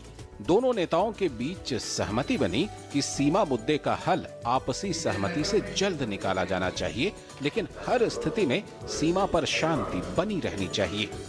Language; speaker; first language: Hindi; native; Hindi